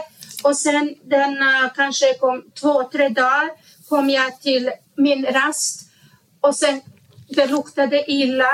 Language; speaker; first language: Swedish; non-native, learner; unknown